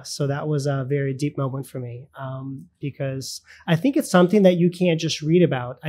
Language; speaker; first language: English; early bilingual, other home language; Russian